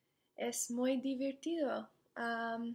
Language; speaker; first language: Spanish; non-native, learner; English